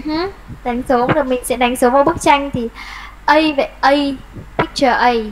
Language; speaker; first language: Vietnamese; native; Vietnamese